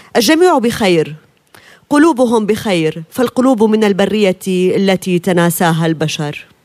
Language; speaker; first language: Arabic; native; Arabic